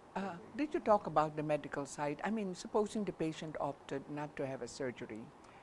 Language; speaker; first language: English; non-native, local second language; Filipino